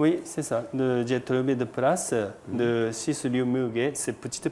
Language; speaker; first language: French; non-native, learner; Japanese